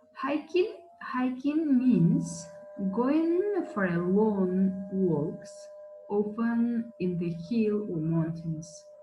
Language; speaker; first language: English; non-native, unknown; Kazakh